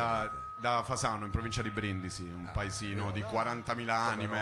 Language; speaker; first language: Italian; native; Italian